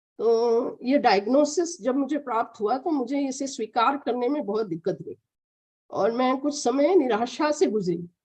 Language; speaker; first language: Hindi; non-native, local second language; Malayalam